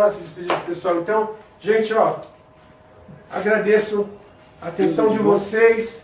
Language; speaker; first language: Portuguese; native; Portuguese